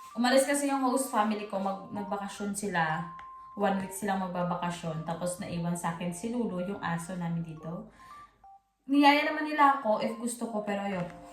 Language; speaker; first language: Filipino; non-native, local second language; Hiligaynon